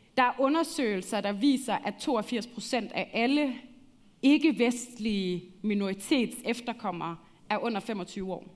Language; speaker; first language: Danish; early bilingual, other home language; Arabic